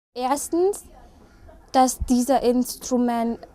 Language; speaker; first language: German; non-native, fluent; Indonesian